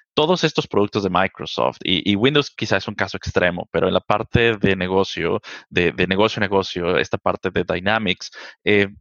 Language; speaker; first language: Spanish; native; Spanish